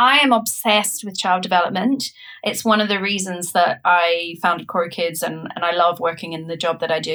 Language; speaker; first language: English; native; English